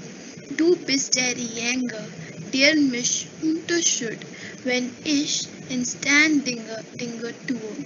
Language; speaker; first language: German; non-native, learner; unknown